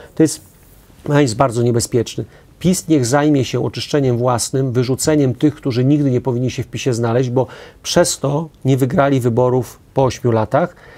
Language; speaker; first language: Polish; native; Polish